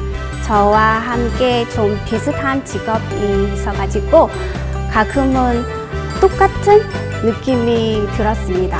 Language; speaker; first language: Korean; non-native, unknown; Vietnamese